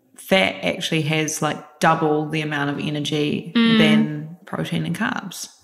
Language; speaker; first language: English; native; English